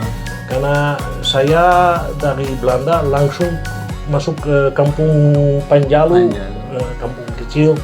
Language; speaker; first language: Indonesian; non-native, fluent; Dutch